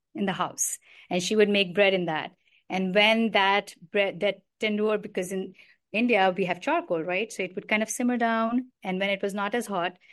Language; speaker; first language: English; non-native, local second language; Hindi